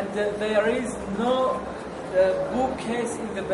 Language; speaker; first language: English; non-native, learner; Arabic